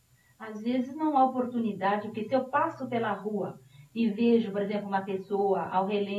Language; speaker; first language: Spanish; non-native, learner; Portuguese